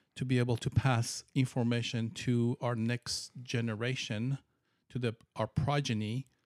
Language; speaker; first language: English; non-native, fluent; Persian